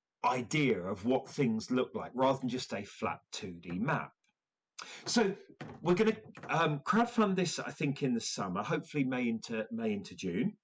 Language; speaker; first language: English; native; English